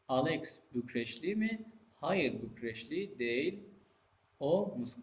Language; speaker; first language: Turkish; non-native, fluent; Persian